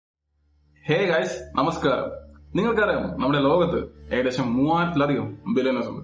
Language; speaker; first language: Malayalam; native; Malayalam